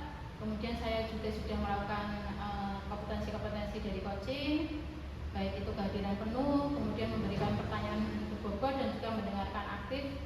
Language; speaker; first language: Indonesian; non-native, local second language; Javanese